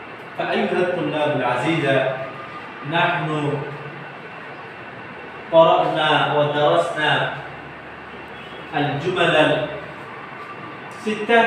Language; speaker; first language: Arabic; non-native, fluent; Bangla